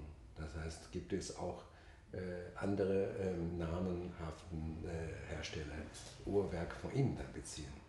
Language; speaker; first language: German; non-native, fluent; Chinese